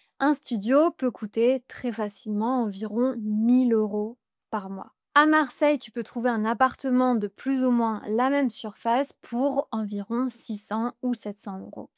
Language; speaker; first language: French; native; French